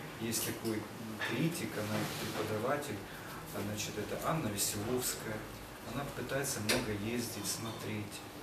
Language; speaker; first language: Russian; native; Russian